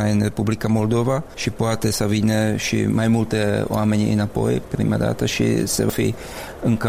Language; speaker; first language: Romanian; non-native, learner; Czech